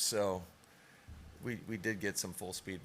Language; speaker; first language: English; native; English